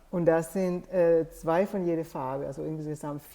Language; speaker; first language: German; non-native, fluent; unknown